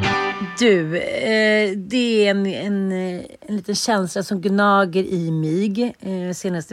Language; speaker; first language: Swedish; native; Swedish